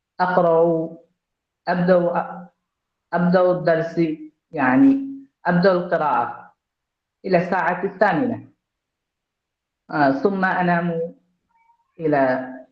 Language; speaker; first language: Arabic; non-native, learner; Bangla